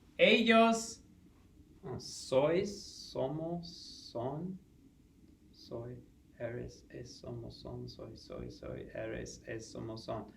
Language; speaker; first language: Spanish; non-native, fluent; English